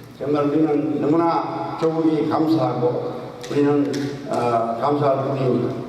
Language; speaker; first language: Korean; native; Korean